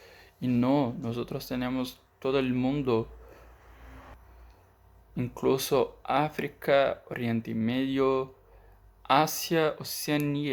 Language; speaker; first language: Spanish; non-native, learner; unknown